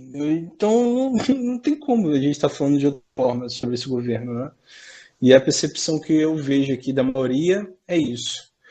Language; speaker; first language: Portuguese; native; Portuguese